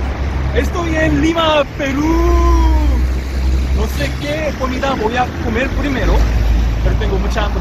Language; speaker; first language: Spanish; non-native, learner; Korean